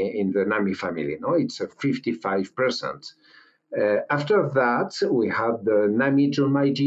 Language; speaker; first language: English; non-native, learner; French